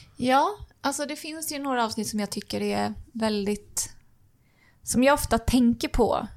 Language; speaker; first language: Swedish; native; Swedish